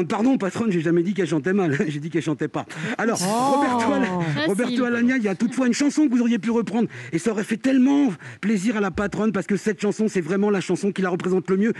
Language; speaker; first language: French; native; French